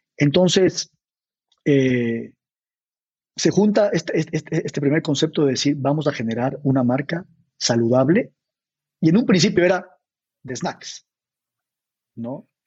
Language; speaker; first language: Spanish; native; Spanish